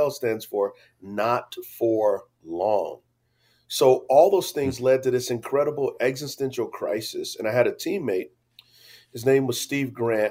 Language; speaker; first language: English; native; English